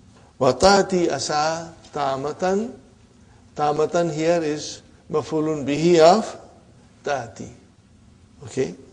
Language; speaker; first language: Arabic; non-native, fluent; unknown